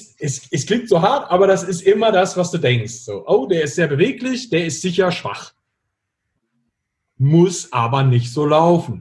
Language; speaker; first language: German; native; German